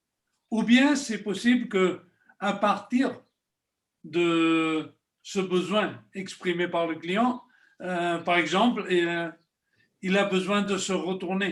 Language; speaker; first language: French; non-native, fluent; Spanish